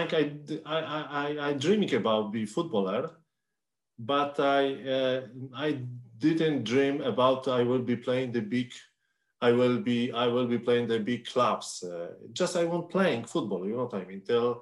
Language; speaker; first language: English; non-native, learner; Polish